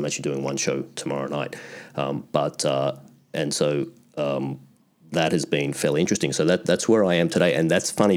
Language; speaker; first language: English; native; English